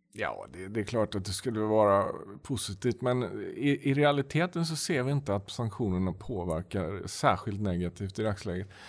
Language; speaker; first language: Swedish; native; Swedish